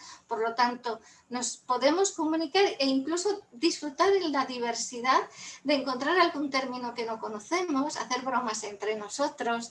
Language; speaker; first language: Spanish; native; Spanish